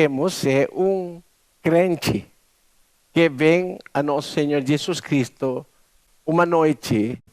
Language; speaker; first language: Portuguese; non-native, learner; Filipino